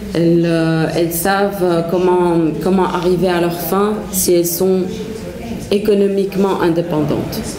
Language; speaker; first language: French; non-native, local second language; Arabic